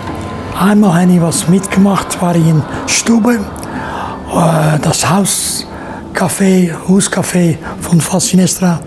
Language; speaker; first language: German; non-native, learner; Dutch